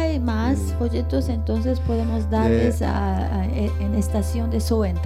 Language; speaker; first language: Spanish; non-native, fluent; Japanese